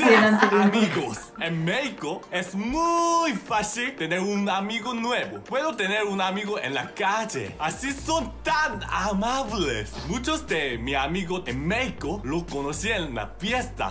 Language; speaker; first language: Spanish; non-native, learner; Korean